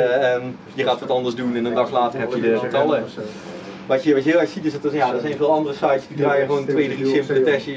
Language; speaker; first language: Dutch; native; Dutch